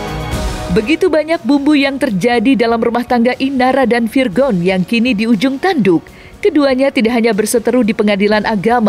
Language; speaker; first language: Indonesian; native; Indonesian